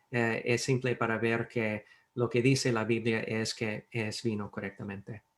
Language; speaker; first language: Spanish; non-native, fluent; English